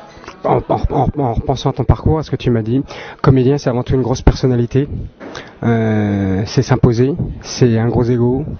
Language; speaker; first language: French; native; French